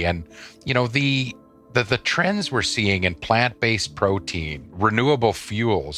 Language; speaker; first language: English; native; English